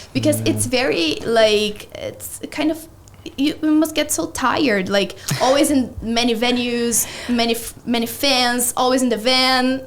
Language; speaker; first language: English; non-native, fluent; Portuguese